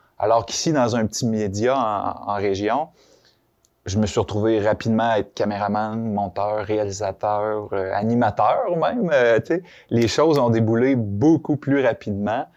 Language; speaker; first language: French; native; French